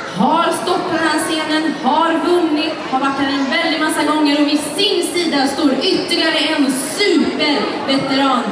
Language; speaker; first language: Swedish; native; Swedish